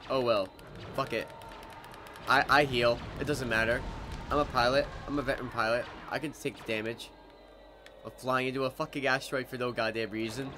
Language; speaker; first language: English; native; English